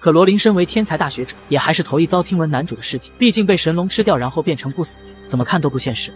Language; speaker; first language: Chinese; native; Chinese